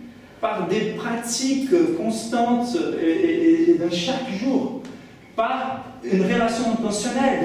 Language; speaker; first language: French; non-native, fluent; Portuguese